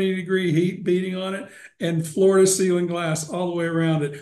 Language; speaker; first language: English; native; English